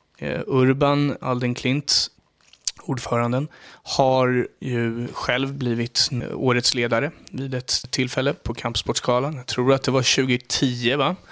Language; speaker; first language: Swedish; native; Swedish